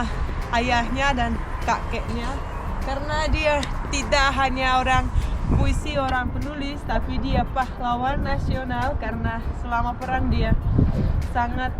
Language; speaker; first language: Indonesian; non-native, fluent; Russian